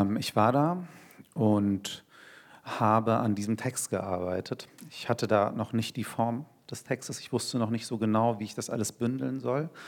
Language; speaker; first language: German; early bilingual, other home language; Turkish